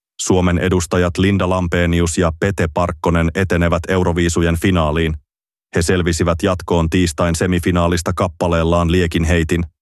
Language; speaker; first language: Finnish; native; Finnish